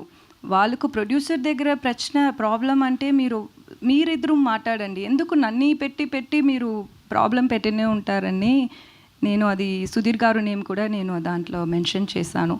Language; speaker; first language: Telugu; non-native, learner; Tamil